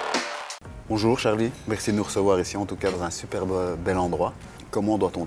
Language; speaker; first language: French; native; French